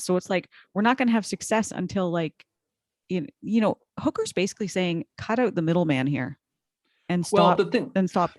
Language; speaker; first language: English; native; English